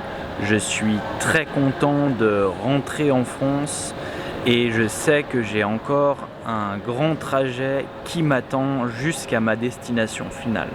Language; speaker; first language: French; native; French